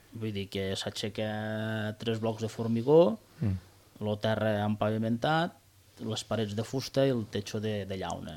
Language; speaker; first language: Catalan; native; Catalan